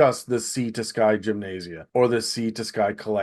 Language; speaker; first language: English; native; English